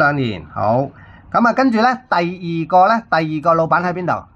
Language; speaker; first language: Cantonese; native; Cantonese